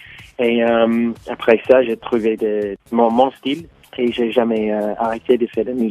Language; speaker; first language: French; non-native, learner; English